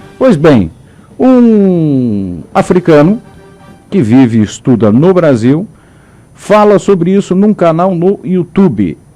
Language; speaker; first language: Portuguese; native; Portuguese